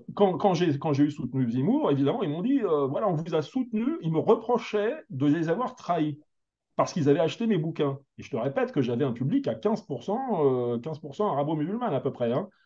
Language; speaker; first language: French; native; French